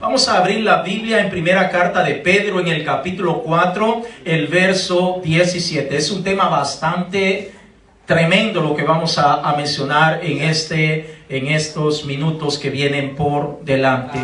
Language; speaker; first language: Spanish; native; Spanish